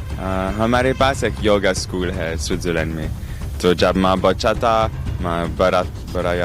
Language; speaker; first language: Hindi; non-native, learner; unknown